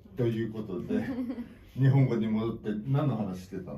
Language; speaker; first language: Japanese; native; Japanese